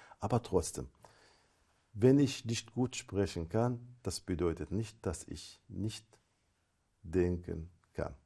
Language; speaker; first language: German; non-native, fluent; Arabic